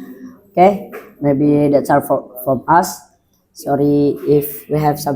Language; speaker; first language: English; non-native, learner; Indonesian